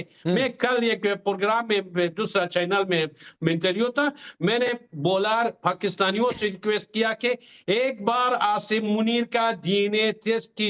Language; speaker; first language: Hindi; non-native, fluent; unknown